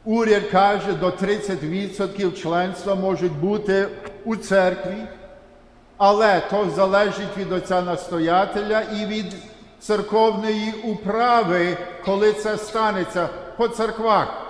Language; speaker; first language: Ukrainian; early bilingual, heritage; Ukrainian